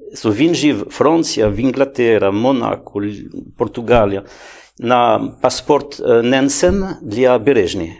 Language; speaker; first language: Ukrainian; non-native, learner; French